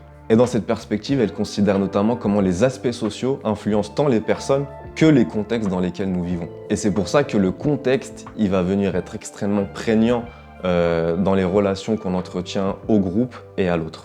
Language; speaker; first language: French; native; French